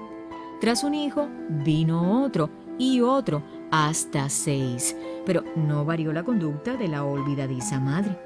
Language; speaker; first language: Spanish; native; Spanish